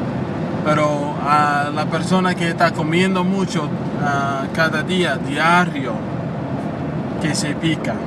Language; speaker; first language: Spanish; non-native, learner; English